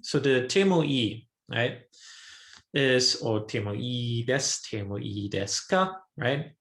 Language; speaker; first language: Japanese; non-native, fluent; English